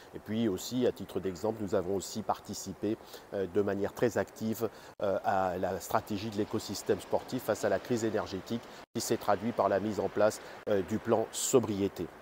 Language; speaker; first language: French; native; French